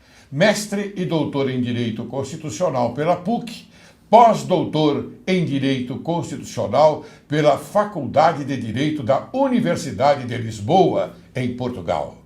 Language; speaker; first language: Portuguese; native; Portuguese